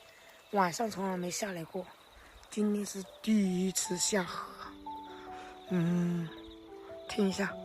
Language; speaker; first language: Chinese; native; Chinese